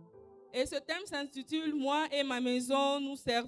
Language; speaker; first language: French; non-native, local second language; Swahili